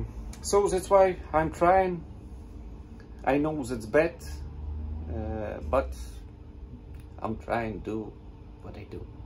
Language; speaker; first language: English; non-native, learner; Russian